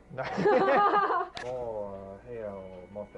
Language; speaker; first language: Japanese; non-native, learner; English